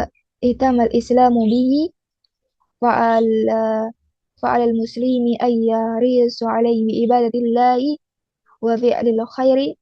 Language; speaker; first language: Arabic; non-native, learner; Indonesian